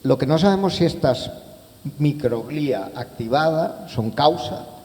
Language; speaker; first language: Spanish; non-native, local second language; Catalan